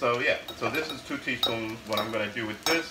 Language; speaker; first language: English; native; English